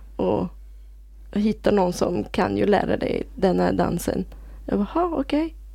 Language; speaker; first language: Swedish; non-native, fluent; Italian